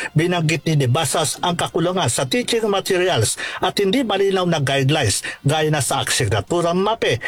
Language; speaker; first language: Filipino; native; Filipino